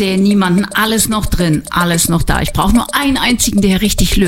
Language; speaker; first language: German; native; German